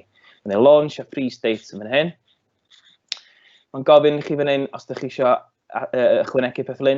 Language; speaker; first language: Welsh; native; Welsh